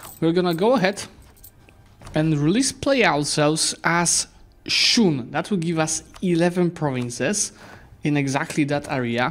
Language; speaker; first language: English; non-native, fluent; Polish